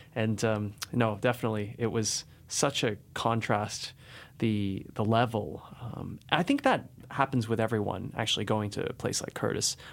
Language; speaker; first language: English; native; English